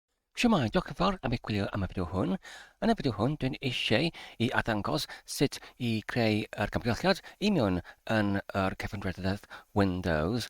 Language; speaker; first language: Welsh; non-native, fluent; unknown